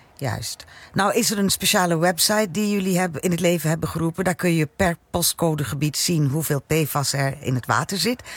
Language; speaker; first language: Dutch; native; Dutch